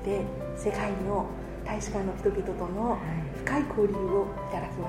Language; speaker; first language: Japanese; non-native, fluent; Burmese